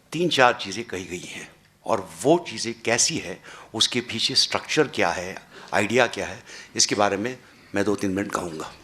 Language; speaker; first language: Hindi; non-native, local second language; Marathi